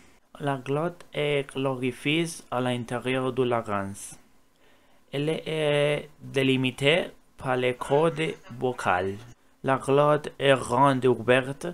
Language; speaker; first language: French; non-native, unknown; Spanish